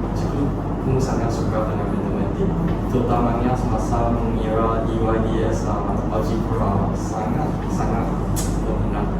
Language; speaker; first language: Malay; non-native, local second language; Chinese